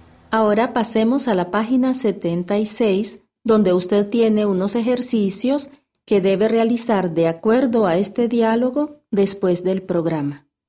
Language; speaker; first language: Spanish; native; Spanish